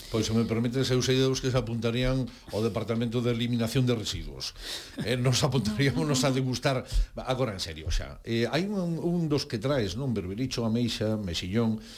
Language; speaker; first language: Galician; native; Galician